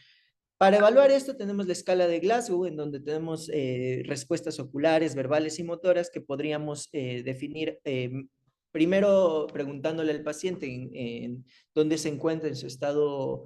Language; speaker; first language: Spanish; native; Spanish